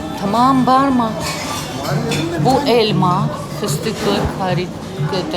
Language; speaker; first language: Turkish; non-native, learner; Russian